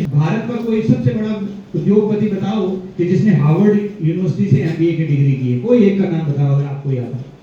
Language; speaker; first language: Hindi; non-native, local second language; Gujarati